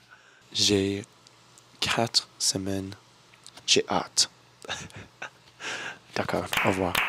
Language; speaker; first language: French; non-native, learner; English